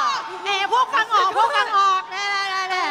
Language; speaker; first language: Japanese; non-native, learner; Thai